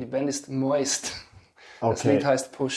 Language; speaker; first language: German; native; German